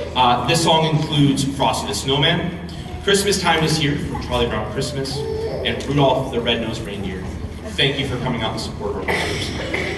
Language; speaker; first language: English; native; English